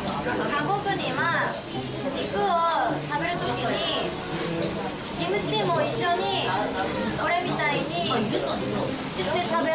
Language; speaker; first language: Japanese; non-native, learner; Korean